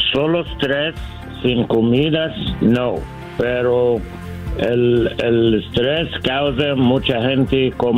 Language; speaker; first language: Spanish; non-native, learner; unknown